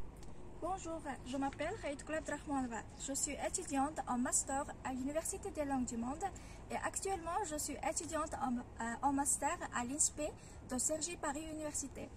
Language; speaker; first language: French; non-native, fluent; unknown